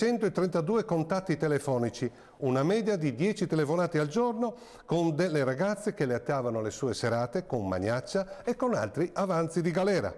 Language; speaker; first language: Italian; native; Italian